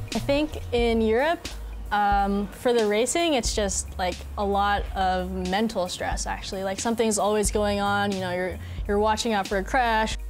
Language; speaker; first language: English; native; English